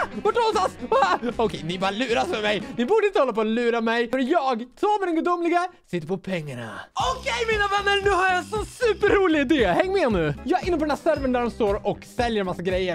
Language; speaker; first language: Swedish; native; Swedish